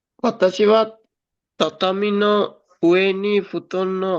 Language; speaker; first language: Japanese; non-native, learner; Sinhala